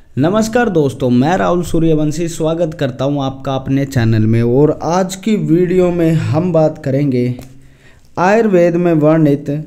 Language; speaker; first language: Hindi; native; Hindi